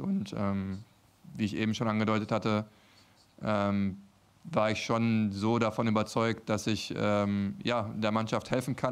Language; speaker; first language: German; native; German